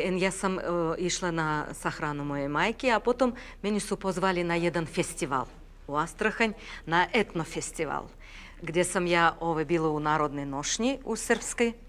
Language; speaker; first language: Serbian; non-native, fluent; Russian